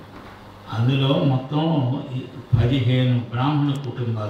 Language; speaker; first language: Telugu; native; Telugu